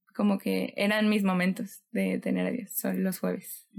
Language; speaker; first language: Spanish; native; Spanish